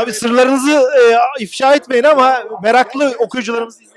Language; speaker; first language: Turkish; native; Turkish